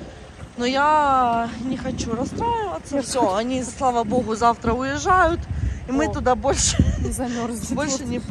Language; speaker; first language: Russian; non-native, local second language; Ukrainian